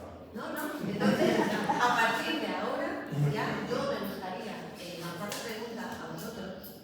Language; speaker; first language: Spanish; native; Spanish